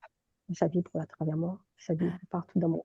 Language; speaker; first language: French; native; French